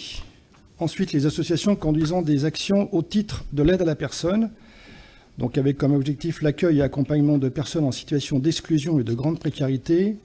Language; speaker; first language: French; native; French